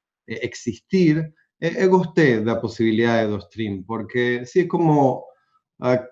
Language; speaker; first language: Portuguese; non-native, learner; Spanish